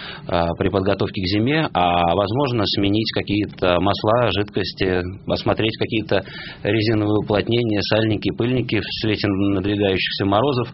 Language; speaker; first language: Russian; native; Russian